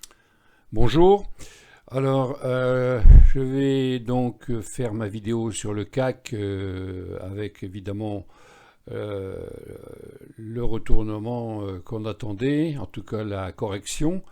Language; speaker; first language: French; native; French